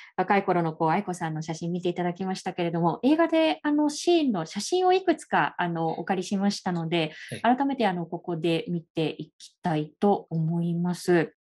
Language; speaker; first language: Japanese; native; Japanese